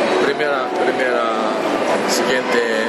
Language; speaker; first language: Spanish; non-native, learner; Japanese